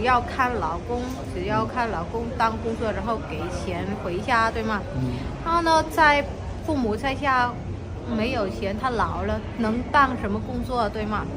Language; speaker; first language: Chinese; non-native, learner; Vietnamese